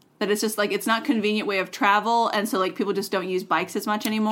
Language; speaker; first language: English; native; English